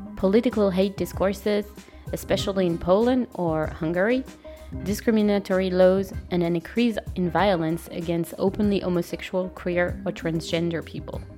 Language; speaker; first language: English; non-native, fluent; French